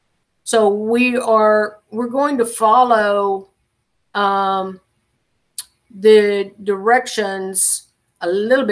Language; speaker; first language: English; native; English